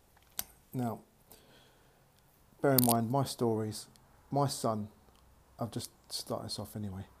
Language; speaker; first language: English; native; English